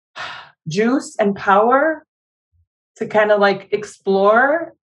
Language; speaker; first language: English; non-native, fluent; Arabic